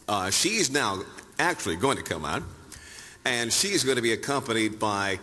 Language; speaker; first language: English; native; English